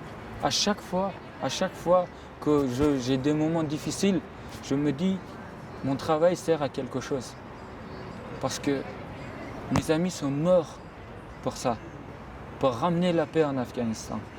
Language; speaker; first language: French; non-native, fluent; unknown